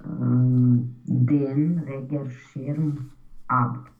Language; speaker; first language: German; non-native, learner; Romanian